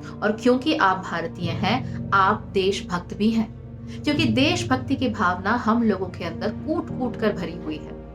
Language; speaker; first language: Hindi; native; Hindi